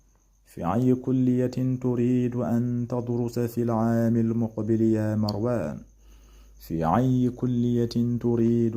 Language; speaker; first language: Arabic; non-native, fluent; Wolof